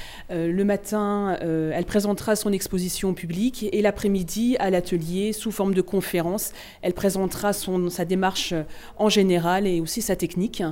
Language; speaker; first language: French; native; French